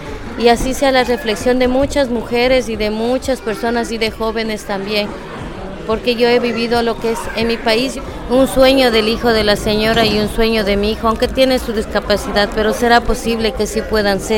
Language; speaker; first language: Spanish; native; Spanish